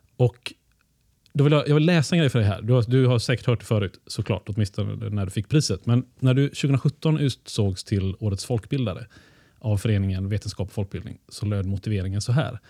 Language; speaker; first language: Swedish; native; Swedish